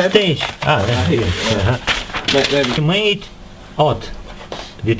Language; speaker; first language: English; non-native, learner; Russian